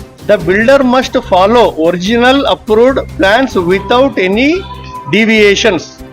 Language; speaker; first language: English; non-native, local second language; Telugu